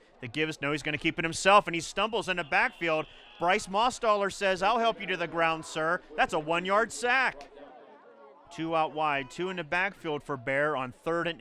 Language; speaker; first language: English; native; English